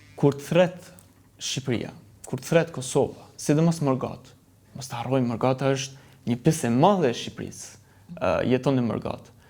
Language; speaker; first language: Albanian; early bilingual, heritage; Albanian